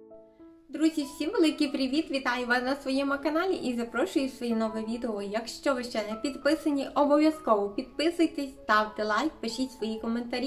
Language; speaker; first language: Ukrainian; native; Ukrainian